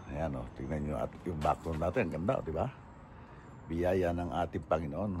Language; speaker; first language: Filipino; native; Filipino